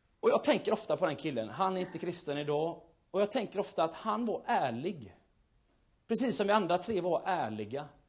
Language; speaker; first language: Swedish; native; Swedish